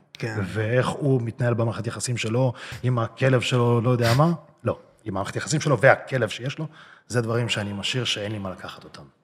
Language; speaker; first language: Hebrew; early bilingual, other home language; Russian